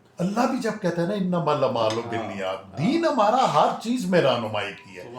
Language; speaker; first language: Urdu; non-native, local second language; Punjabi